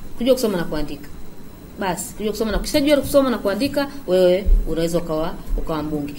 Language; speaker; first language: Swahili; native; Swahili